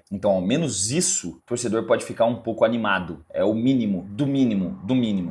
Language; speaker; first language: Portuguese; native; Portuguese